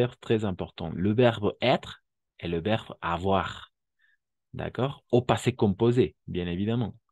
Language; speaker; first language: French; non-native, fluent; Spanish